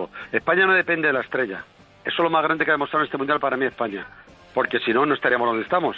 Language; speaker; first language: Spanish; native; Spanish